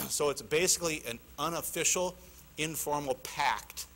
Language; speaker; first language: English; native; English